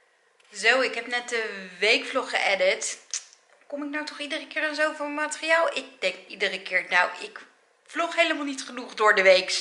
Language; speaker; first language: Dutch; native; Dutch